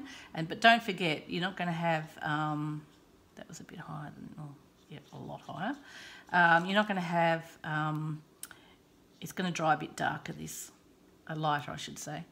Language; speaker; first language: English; native; English